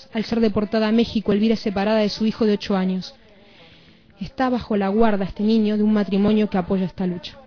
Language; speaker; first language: Spanish; native; Spanish